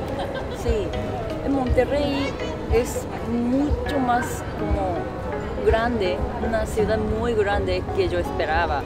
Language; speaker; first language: Spanish; non-native, fluent; Japanese